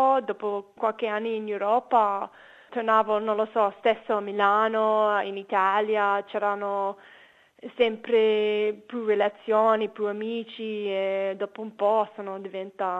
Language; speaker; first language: Italian; non-native, fluent; English